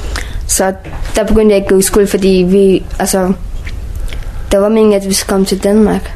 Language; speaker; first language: Danish; early bilingual, other home language; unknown